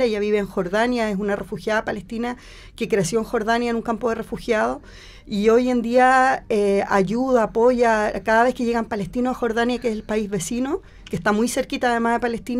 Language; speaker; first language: Spanish; native; Spanish